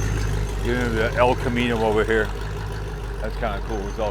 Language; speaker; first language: English; native; English